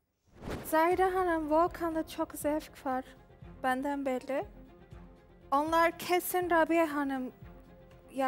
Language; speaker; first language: Turkish; non-native, learner; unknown